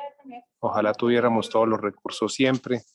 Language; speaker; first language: Spanish; native; Spanish